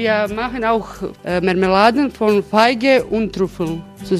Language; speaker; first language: German; non-native, fluent; Croatian